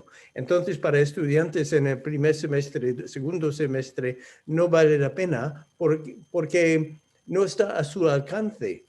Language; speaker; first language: Spanish; non-native, fluent; English